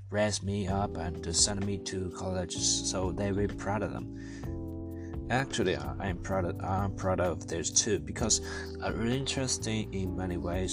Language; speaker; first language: English; non-native, learner; Chinese